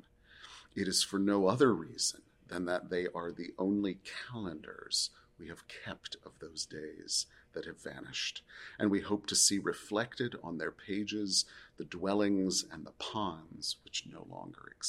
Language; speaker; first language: English; native; English